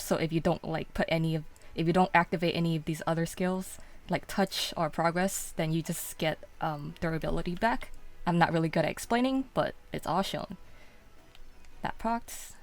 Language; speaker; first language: English; native; English